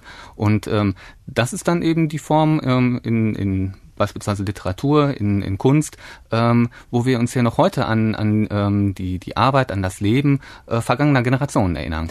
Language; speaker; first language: German; native; German